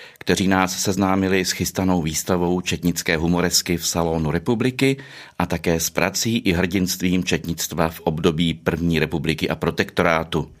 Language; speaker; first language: Czech; native; Czech